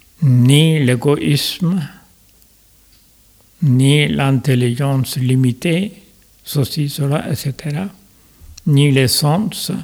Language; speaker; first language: French; non-native, fluent; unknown